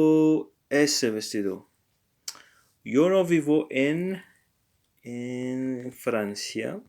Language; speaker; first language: Spanish; non-native, learner; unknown